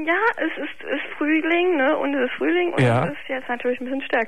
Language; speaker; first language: German; native; German